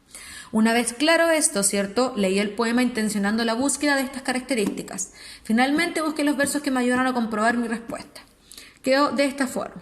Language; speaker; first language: Spanish; native; Spanish